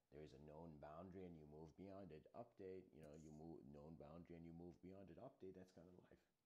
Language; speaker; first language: English; native; English